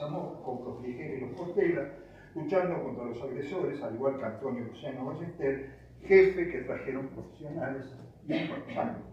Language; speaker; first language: Spanish; native; Spanish